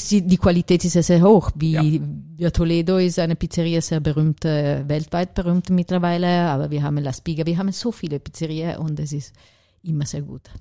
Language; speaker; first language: German; non-native, fluent; Italian